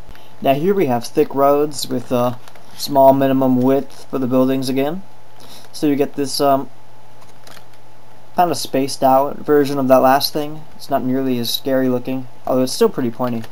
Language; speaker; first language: English; native; English